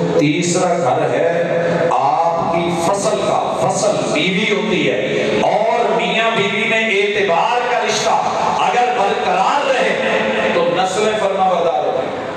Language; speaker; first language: Urdu; non-native, local second language; Punjabi